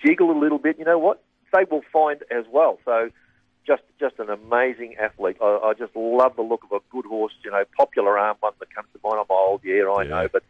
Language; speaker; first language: English; native; English